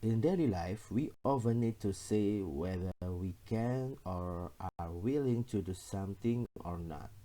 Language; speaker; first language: English; non-native, fluent; Indonesian